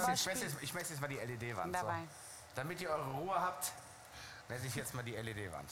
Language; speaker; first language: German; native; German